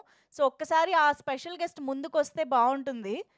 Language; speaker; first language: Telugu; native; Telugu